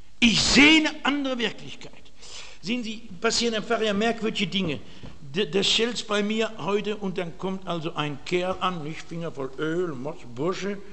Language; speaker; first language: German; native; German